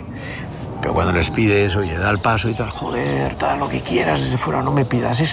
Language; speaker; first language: Spanish; native; Spanish